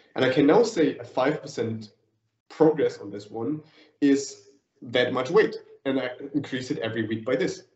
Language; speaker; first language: English; non-native, fluent; German